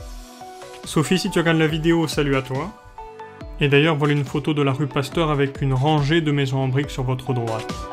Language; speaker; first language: French; native; French